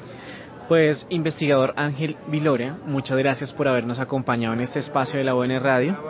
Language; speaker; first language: Spanish; native; Spanish